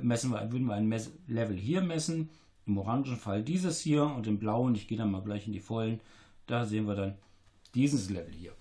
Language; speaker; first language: German; native; German